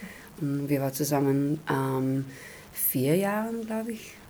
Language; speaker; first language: German; non-native, learner; Hebrew